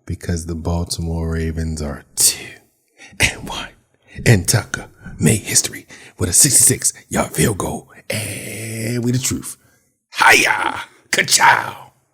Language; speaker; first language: English; native; English